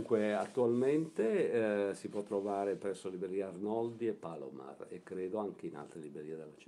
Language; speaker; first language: Italian; native; Italian